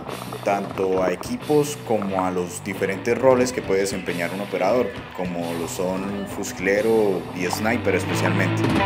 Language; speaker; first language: Spanish; native; Spanish